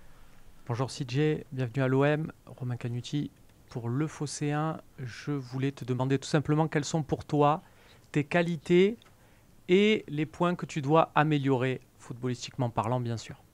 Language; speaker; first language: French; native; French